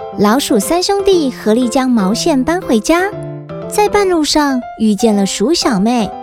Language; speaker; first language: Chinese; native; Chinese